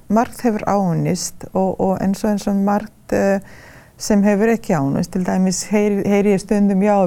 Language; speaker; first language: Icelandic; non-native, fluent; Serbian